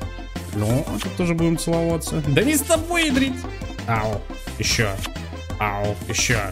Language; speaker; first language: Russian; native; Russian